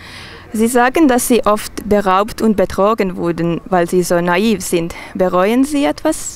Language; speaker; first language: German; non-native, fluent; Finnish